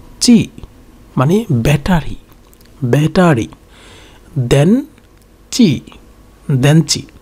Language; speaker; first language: Japanese; non-native, learner; Bangla